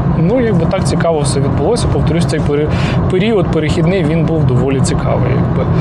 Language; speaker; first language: Ukrainian; non-native, local second language; Russian